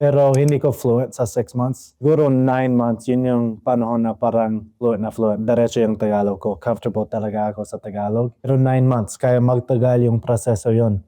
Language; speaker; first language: Filipino; non-native, fluent; English